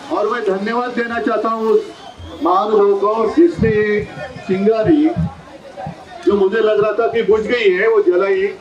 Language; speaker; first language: Hindi; non-native, local second language; Marathi